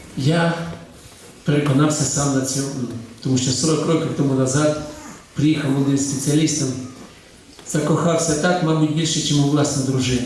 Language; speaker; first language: Ukrainian; native; Ukrainian